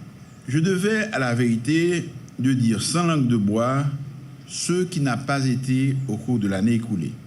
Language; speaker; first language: French; non-native, local second language; Haitian Creole